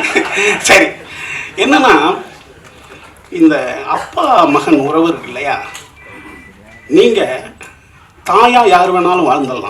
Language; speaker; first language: Tamil; native; Tamil